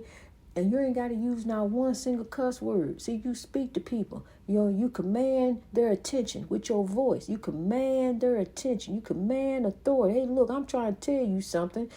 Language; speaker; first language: English; native; English